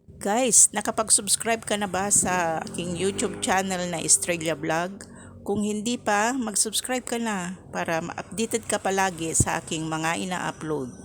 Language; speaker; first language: Filipino; non-native, local second language; Iloko